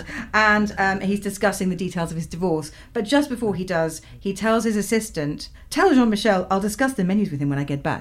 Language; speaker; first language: English; native; English